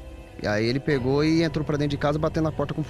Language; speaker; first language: Portuguese; native; Portuguese